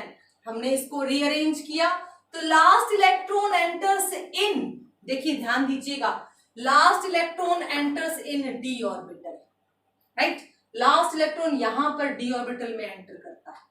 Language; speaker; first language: Hindi; native; Hindi